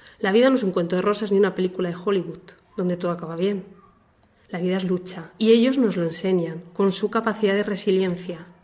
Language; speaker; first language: Spanish; native; Spanish